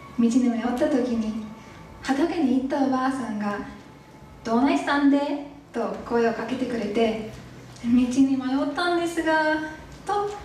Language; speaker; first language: Japanese; non-native, learner; English